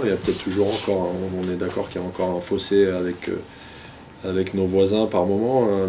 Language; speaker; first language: French; native; French